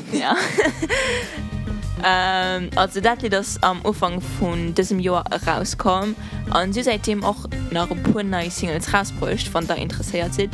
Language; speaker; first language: German; non-native, local second language; Luxembourgish